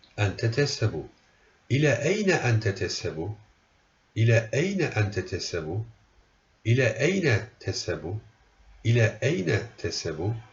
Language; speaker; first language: Arabic; non-native, fluent; Turkish